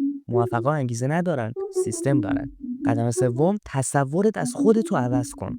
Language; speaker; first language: Persian; native; Persian